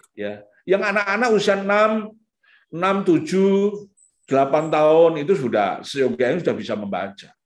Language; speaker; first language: Indonesian; native; Indonesian